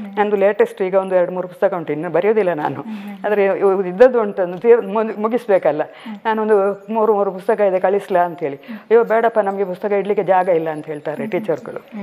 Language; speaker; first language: Kannada; non-native, local second language; Malayalam